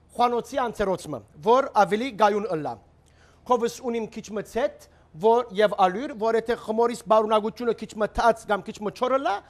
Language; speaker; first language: Armenian; early bilingual, heritage; Armenian